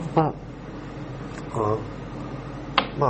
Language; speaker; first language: Japanese; non-native, learner; Korean